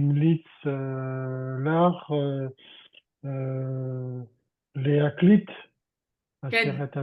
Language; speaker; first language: Hebrew; non-native, learner; French